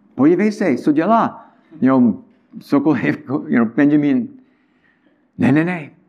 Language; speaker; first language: Czech; non-native, learner; English